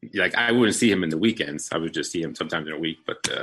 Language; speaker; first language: English; early bilingual, other home language; Spanish